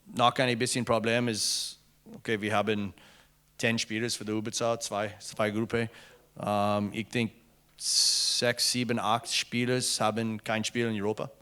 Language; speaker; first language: German; non-native, learner; English